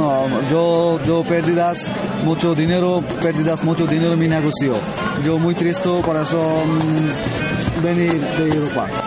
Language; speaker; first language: Spanish; non-native, learner; Bangla